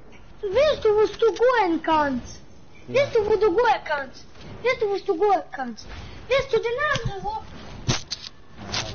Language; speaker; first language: German; non-native, learner; Portuguese